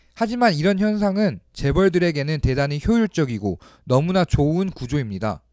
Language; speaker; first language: Korean; native; Korean